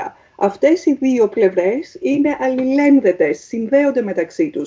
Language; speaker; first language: Greek; native; Greek